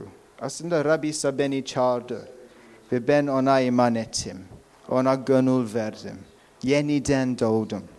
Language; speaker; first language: Turkish; non-native, fluent; English